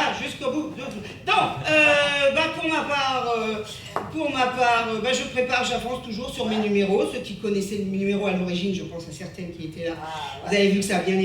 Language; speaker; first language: French; native; French